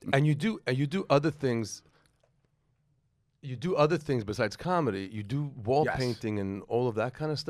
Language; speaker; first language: English; native; English